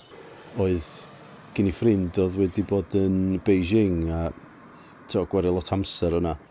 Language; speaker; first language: Welsh; native; Welsh